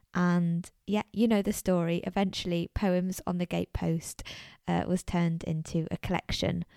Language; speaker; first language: English; native; English